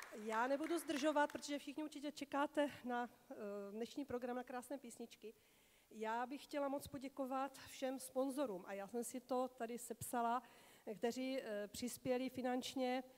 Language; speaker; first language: Czech; native; Czech